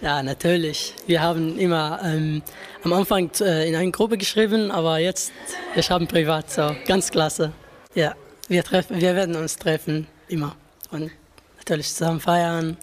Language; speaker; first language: German; non-native, learner; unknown